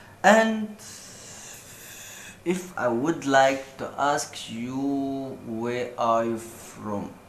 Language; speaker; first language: English; non-native, fluent; Arabic